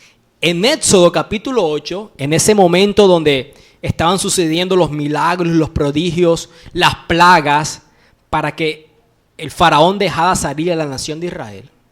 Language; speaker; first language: Spanish; native; Spanish